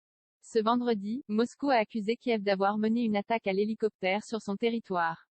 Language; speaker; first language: French; native; French